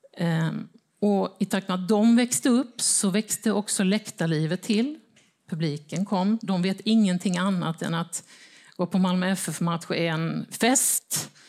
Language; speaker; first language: Swedish; native; Swedish